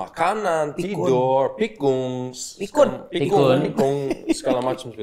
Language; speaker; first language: Indonesian; non-native, learner; English